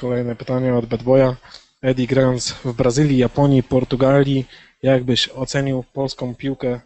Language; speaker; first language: Polish; native; Polish